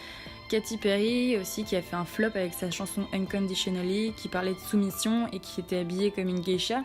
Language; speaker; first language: French; native; French